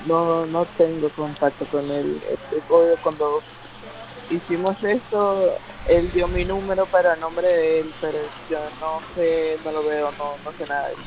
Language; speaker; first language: Spanish; native; Spanish